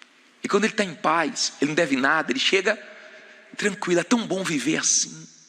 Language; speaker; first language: Portuguese; native; Portuguese